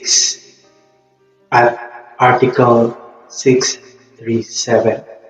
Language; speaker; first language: English; non-native, local second language; Filipino